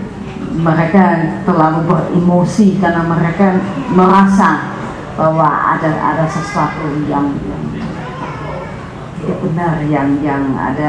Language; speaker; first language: Indonesian; non-native, fluent; Dutch